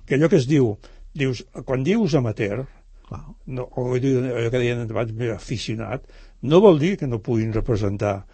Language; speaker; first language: Catalan; native; Catalan